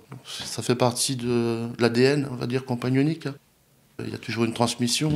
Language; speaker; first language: French; native; French